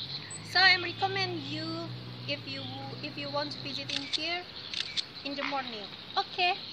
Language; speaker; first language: English; non-native, learner; Indonesian